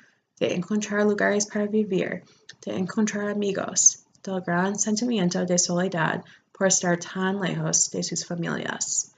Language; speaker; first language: Spanish; non-native, fluent; English